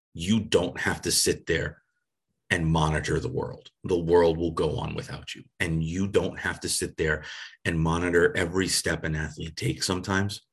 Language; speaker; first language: English; native; English